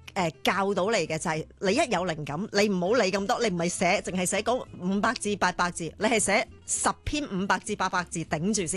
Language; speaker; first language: Cantonese; native; Cantonese